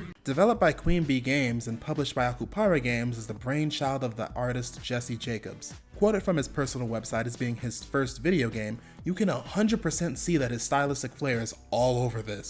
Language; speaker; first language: English; native; English